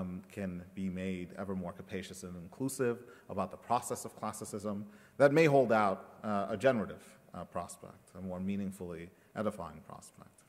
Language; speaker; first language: English; early bilingual, other home language; Spanish